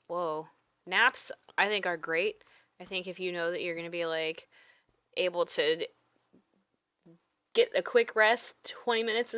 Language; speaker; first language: English; native; English